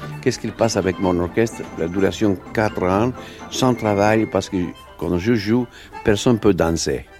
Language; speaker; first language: French; non-native, fluent; Spanish